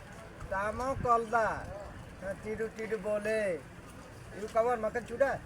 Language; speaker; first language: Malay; non-native, learner; Bangla